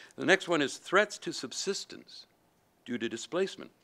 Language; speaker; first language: English; native; English